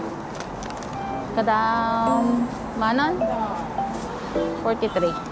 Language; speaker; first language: Korean; non-native, learner; Filipino